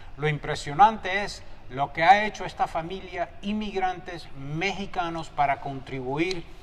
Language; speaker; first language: Spanish; early bilingual, heritage; Spanish